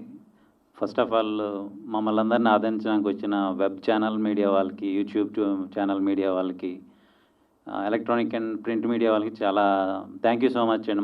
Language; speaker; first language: Telugu; native; Telugu